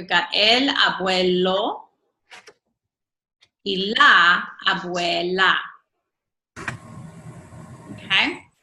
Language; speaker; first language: Spanish; non-native, fluent; English